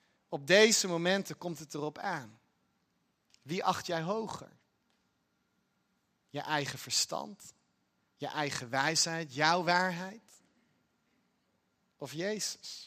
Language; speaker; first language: Dutch; native; Dutch